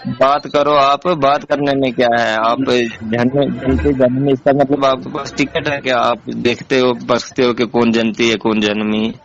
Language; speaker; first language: Urdu; non-native, local second language; Kashmiri